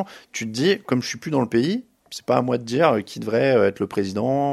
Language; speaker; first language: French; native; French